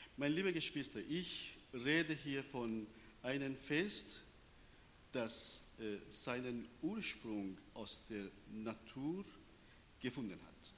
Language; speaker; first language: German; non-native, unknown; Persian